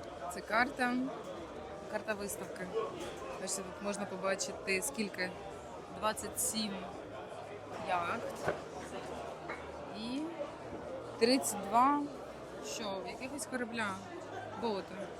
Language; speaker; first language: Ukrainian; native; Ukrainian